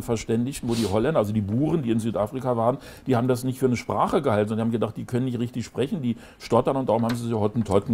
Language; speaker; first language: German; native; German